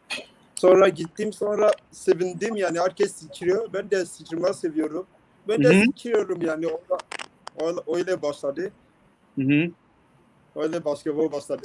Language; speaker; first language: Turkish; non-native, learner; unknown